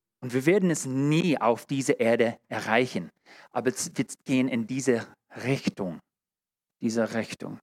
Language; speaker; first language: German; non-native, fluent; English